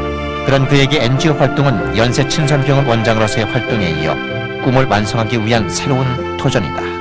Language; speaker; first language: Korean; native; Korean